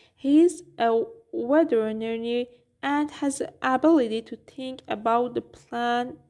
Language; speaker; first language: English; non-native, fluent; Persian